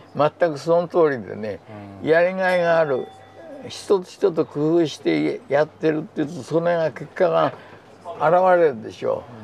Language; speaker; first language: Japanese; native; Japanese